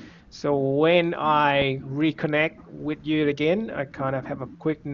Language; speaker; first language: English; non-native, fluent; Vietnamese